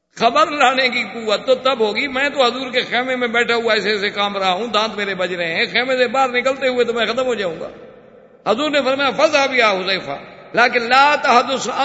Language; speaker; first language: Urdu; native; Urdu